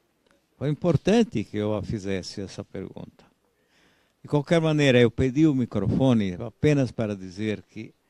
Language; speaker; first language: Portuguese; non-native, fluent; Italian